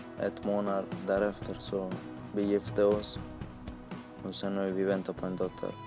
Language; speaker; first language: Swedish; early bilingual, other home language; Spanish